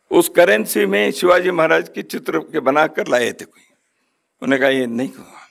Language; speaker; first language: Hindi; non-native, local second language; Kannada